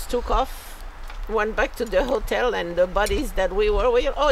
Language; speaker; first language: English; non-native, fluent; French